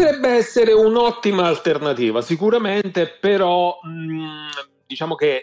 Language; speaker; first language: Italian; native; Italian